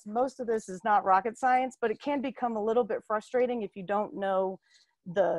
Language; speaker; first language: English; native; English